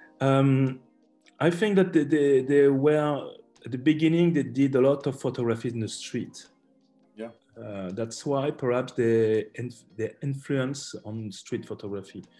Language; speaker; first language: English; non-native, learner; French